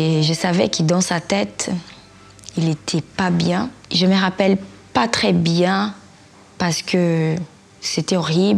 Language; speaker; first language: French; non-native, fluent; Portuguese